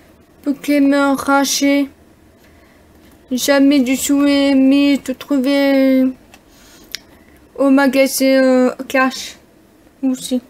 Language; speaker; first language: French; non-native, learner; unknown